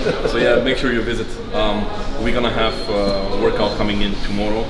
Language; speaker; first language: English; non-native, fluent; Bulgarian